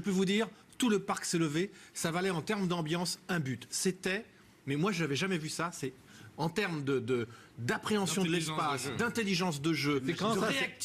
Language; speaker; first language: French; native; French